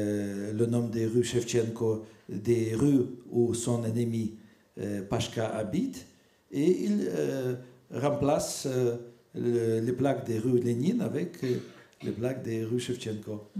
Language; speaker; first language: French; non-native, fluent; Russian